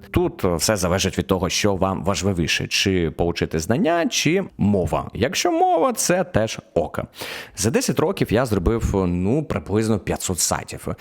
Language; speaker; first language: Ukrainian; non-native, local second language; Russian